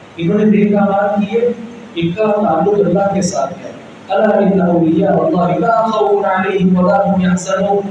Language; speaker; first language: Urdu; non-native, local second language; Punjabi